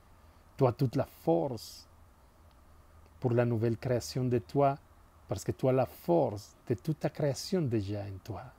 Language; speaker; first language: French; non-native, fluent; Spanish